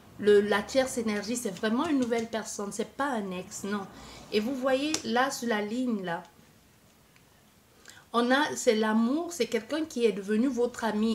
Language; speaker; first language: French; native; French